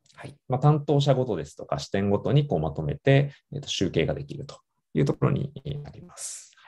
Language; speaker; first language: Japanese; native; Japanese